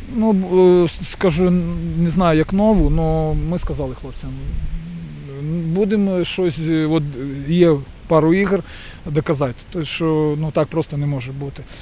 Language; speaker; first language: Ukrainian; non-native, local second language; Russian